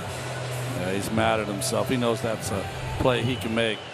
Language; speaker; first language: English; native; English